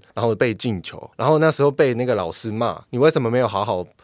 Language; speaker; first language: Chinese; non-native, fluent; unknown